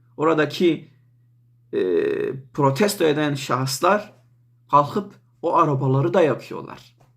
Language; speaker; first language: Turkish; non-native, local second language; Kurdish